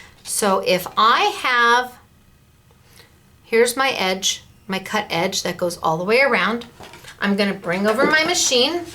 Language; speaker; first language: English; native; English